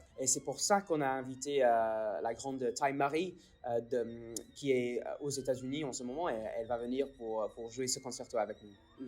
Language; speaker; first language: French; non-native, fluent; English